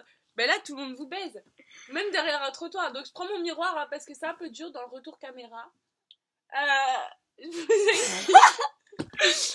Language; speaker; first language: French; native; French